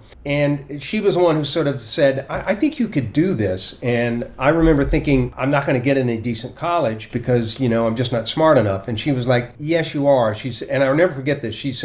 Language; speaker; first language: English; native; English